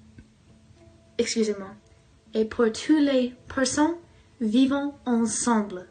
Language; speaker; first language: French; non-native, learner; English